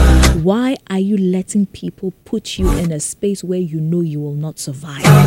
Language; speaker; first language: English; native; English